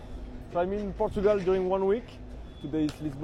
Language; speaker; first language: English; non-native, learner; French